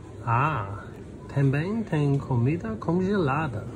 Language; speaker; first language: Portuguese; non-native, learner; English